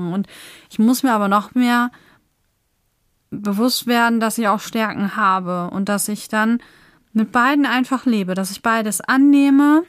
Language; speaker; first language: German; native; German